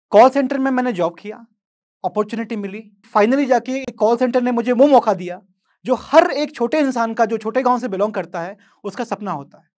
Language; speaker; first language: Hindi; non-native, local second language; Odia